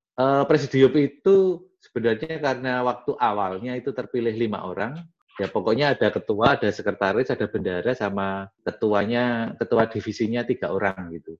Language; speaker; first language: Indonesian; non-native, local second language; Javanese